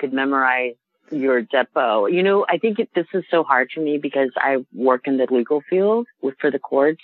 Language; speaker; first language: English; native; English